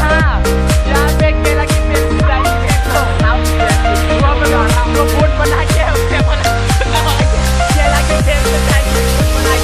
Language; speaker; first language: Hindi; non-native, local second language; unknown